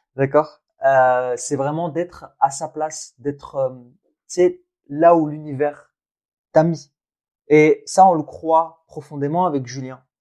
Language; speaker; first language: French; early bilingual, other home language; Arabic